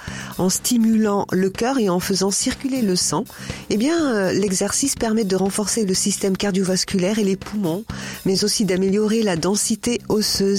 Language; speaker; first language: French; native; French